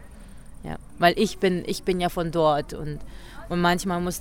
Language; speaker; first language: German; early bilingual, other home language; Filipino